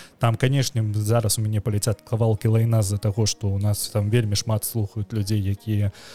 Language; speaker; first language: Belarusian; non-native, local second language; Russian